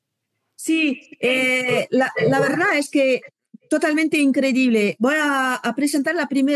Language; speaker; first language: Spanish; non-native, fluent; French